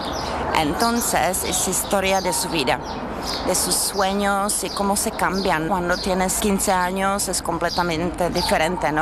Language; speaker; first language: Spanish; non-native, fluent; Czech